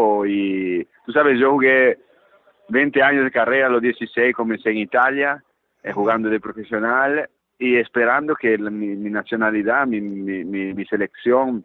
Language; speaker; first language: Spanish; early bilingual, heritage; Italian